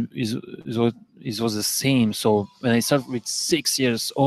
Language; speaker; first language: English; non-native, learner; Serbian